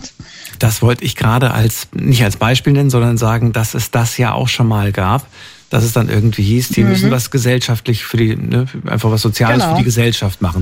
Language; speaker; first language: German; native; German